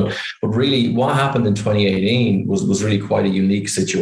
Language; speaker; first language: English; native; English